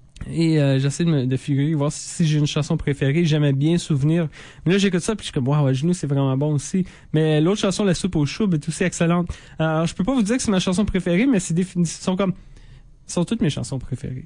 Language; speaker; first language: French; native; French